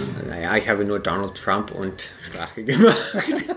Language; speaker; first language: German; non-native, fluent; English